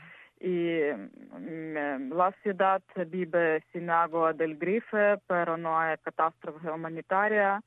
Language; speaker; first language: Spanish; non-native, learner; Ukrainian